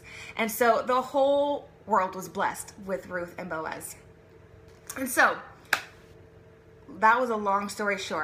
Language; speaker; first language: English; native; English